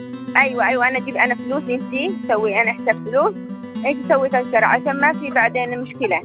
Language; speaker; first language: Arabic; non-native, learner; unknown